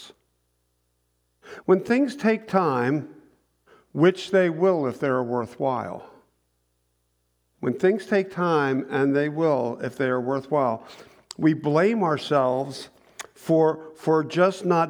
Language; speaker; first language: English; native; English